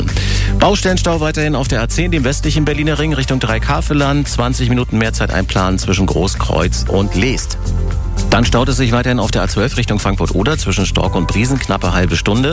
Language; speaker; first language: German; native; German